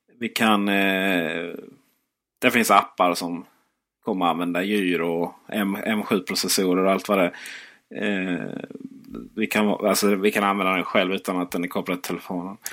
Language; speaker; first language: Swedish; native; Swedish